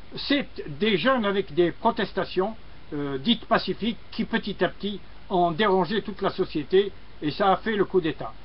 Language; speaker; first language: French; non-native, local second language; Arabic